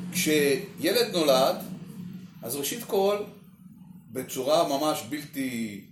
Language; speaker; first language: Hebrew; native; Hebrew